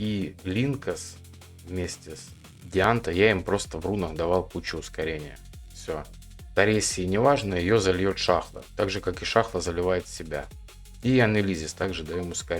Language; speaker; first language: Russian; native; Russian